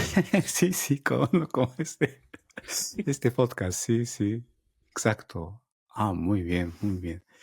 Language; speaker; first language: Spanish; non-native, fluent; Japanese